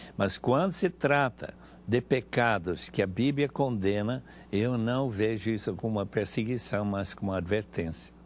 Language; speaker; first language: Portuguese; non-native, fluent; English